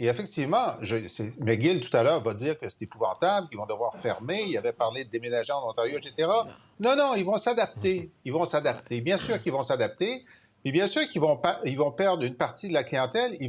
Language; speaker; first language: French; native; French